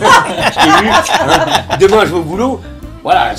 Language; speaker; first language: French; native; French